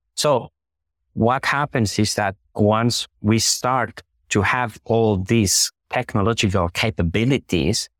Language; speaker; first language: English; non-native, fluent; Finnish